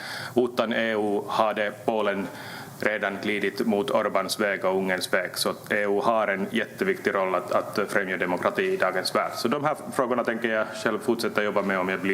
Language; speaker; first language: Swedish; native; Swedish